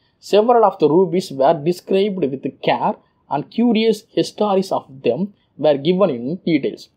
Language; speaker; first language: English; non-native, local second language; Tamil